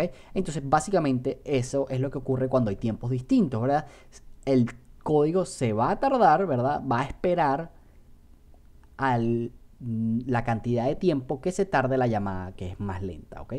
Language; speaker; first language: Spanish; native; Spanish